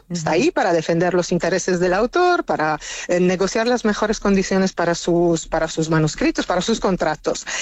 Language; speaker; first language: Spanish; non-native, fluent; Italian